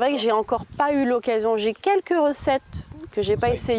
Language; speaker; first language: French; native; French